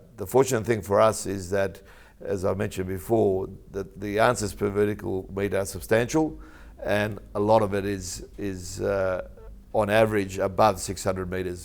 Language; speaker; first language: English; native; English